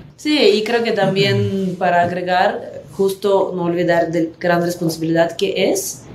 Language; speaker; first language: Spanish; non-native, fluent; Russian